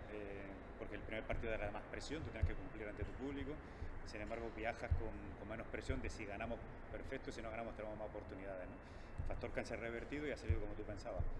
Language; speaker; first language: Spanish; native; Spanish